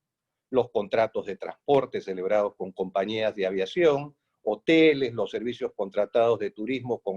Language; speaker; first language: Spanish; native; Spanish